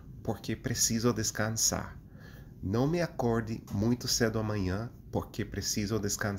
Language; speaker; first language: Portuguese; non-native, fluent; English